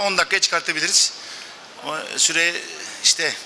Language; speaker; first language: Turkish; native; Turkish